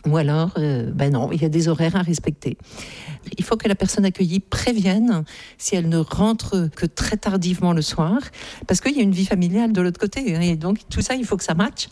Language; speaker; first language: French; native; French